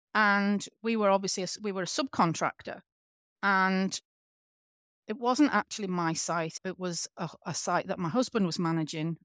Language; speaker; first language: English; native; English